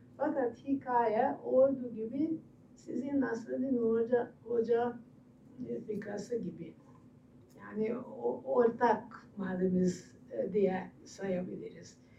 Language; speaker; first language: Turkish; non-native, fluent; Hungarian